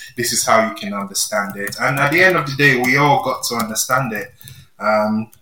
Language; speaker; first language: English; non-native, local second language; Yoruba